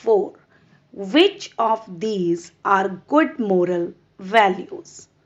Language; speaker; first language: English; non-native, local second language; Punjabi